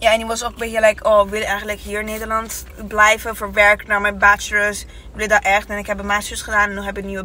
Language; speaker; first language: Dutch; non-native, learner; Italian